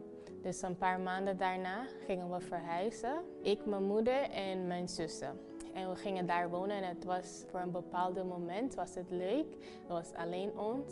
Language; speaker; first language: Dutch; early bilingual, other home language; Papiamento